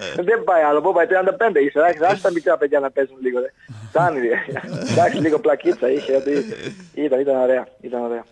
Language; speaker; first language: Greek; non-native, fluent; Serbian